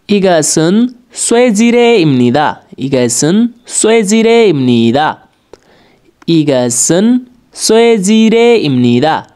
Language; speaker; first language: Korean; non-native, learner; Nepali